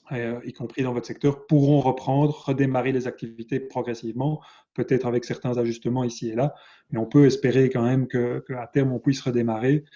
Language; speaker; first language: French; native; French